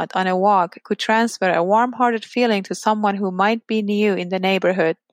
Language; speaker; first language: English; non-native, fluent; Persian